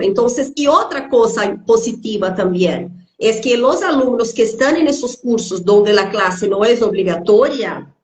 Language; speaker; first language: Spanish; non-native, fluent; Portuguese